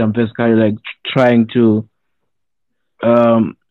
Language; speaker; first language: English; non-native, local second language; Shona